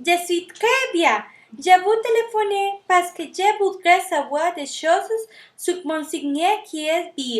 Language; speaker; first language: French; non-native, learner; Spanish